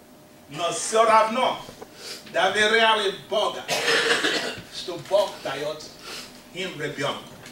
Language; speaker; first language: Russian; non-native, fluent; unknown